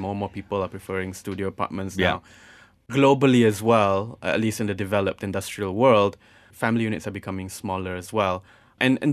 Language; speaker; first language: English; non-native, local second language; Malay